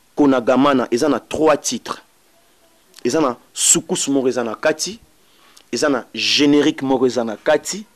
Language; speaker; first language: Lingala; native; Lingala